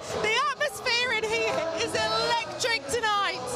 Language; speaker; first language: English; native; English